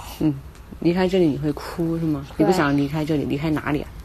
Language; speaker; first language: Chinese; native; Chinese